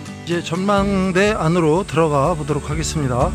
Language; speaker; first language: Korean; native; Korean